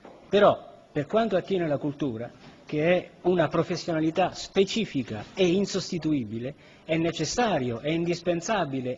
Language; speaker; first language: Italian; native; Italian